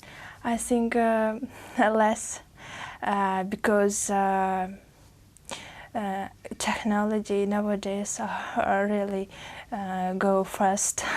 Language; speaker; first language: English; non-native, learner; Uzbek